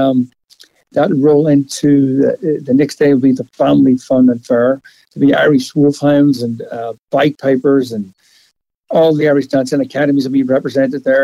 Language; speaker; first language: English; native; English